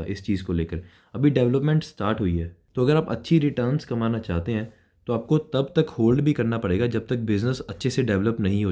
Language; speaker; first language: Hindi; native; Hindi